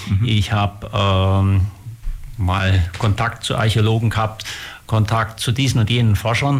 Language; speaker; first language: German; native; German